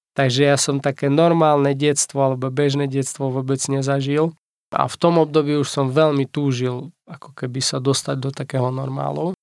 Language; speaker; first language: Slovak; non-native, fluent; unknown